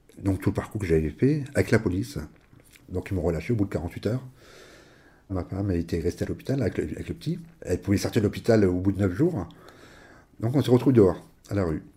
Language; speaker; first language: French; native; French